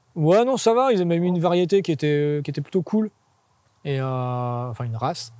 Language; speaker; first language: French; native; French